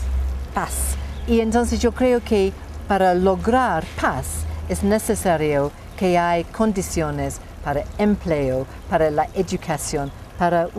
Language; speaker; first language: Spanish; non-native, fluent; English